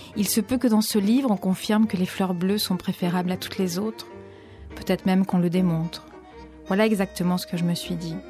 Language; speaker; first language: French; early bilingual, other home language; Spanish